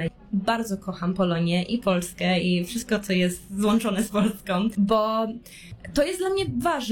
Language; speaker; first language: Polish; early bilingual, heritage; Polish